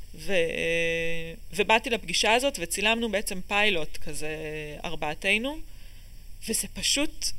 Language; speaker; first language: Hebrew; native; Hebrew